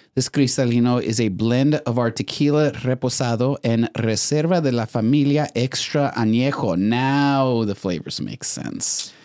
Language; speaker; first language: English; early bilingual, other home language; Spanish